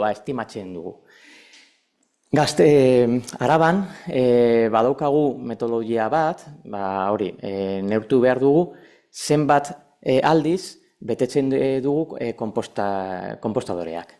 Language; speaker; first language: Basque; non-native, local second language; Spanish